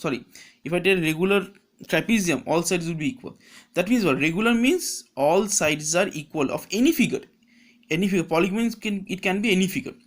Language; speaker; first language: English; non-native, local second language; Bangla